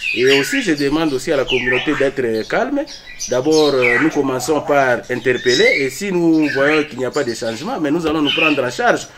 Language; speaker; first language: French; non-native, local second language; Swahili